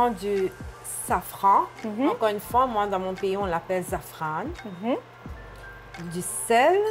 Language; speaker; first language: French; non-native, local second language; Morisyen